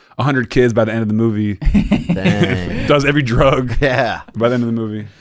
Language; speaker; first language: English; native; English